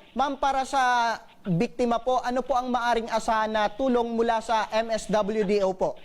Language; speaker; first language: Filipino; native; Filipino